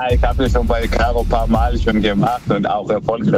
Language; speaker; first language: German; early bilingual, other home language; Greek